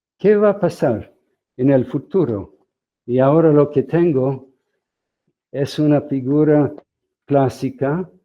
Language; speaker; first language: Spanish; non-native, fluent; English